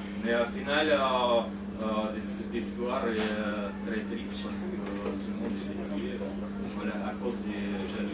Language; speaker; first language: French; non-native, fluent; Russian